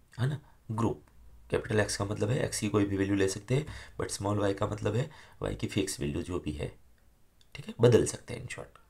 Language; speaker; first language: Hindi; non-native, local second language; Gujarati